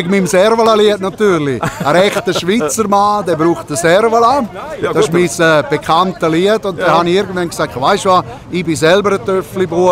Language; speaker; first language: German; native; German